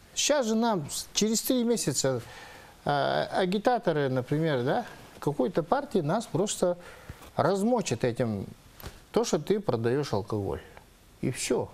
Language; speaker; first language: Russian; non-native, local second language; Yakut